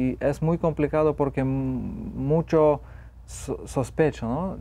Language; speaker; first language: Spanish; non-native, fluent; Lithuanian